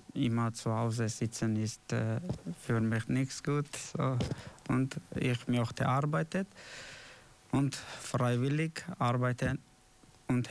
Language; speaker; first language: German; non-native, learner; Armenian